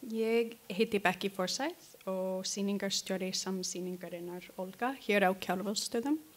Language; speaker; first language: Icelandic; non-native, learner; English